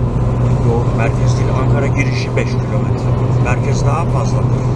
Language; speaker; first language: Turkish; native; Turkish